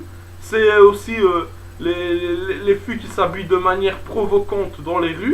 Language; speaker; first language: French; native; French